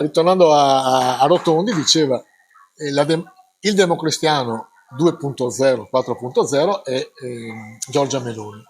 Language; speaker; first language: Italian; native; Italian